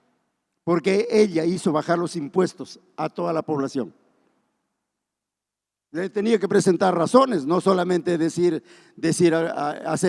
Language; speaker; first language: Spanish; native; Spanish